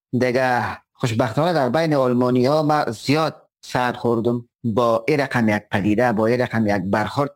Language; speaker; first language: Persian; native; Persian